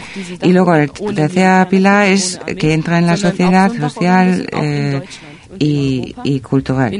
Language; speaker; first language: Spanish; non-native, fluent; German